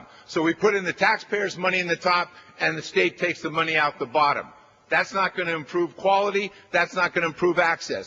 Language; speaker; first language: English; native; English